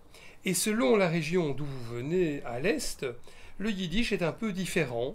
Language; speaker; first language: French; native; French